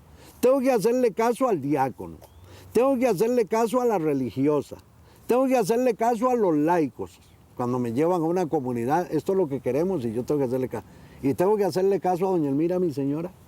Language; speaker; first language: Spanish; native; Spanish